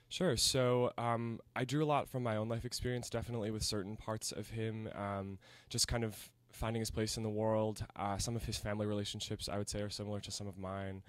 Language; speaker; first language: English; native; English